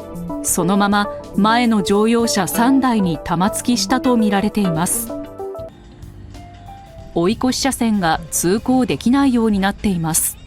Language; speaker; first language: Japanese; native; Japanese